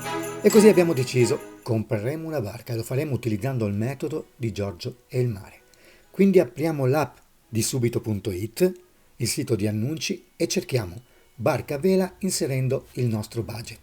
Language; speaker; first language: Italian; native; Italian